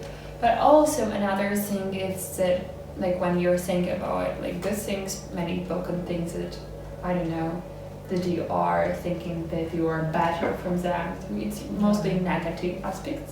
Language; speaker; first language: English; non-native, fluent; Ukrainian